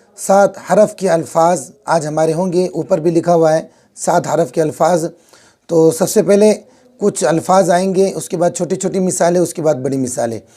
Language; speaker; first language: Urdu; native; Urdu